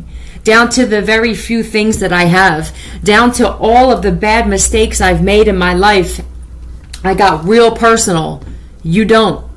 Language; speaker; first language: English; native; English